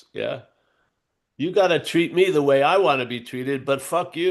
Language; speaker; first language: English; native; English